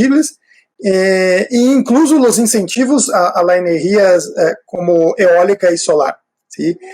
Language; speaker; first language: Spanish; non-native, fluent; Portuguese